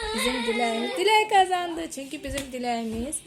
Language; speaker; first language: Turkish; early bilingual, heritage; Turkish